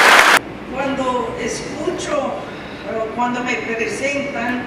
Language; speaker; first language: Spanish; non-native, fluent; English